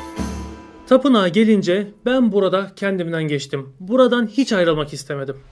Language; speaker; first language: Turkish; native; Turkish